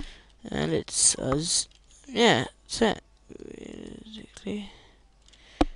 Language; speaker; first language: English; native; English